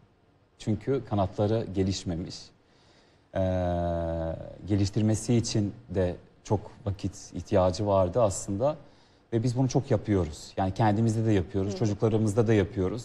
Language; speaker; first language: Turkish; non-native, fluent; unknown